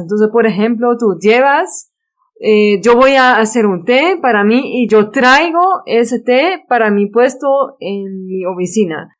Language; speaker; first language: Spanish; non-native, fluent; Dutch